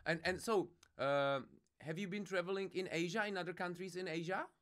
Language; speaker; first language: English; non-native, learner; Czech